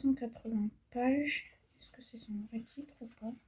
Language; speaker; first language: French; native; French